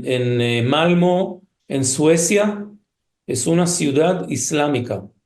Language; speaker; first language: Spanish; early bilingual, heritage; Hebrew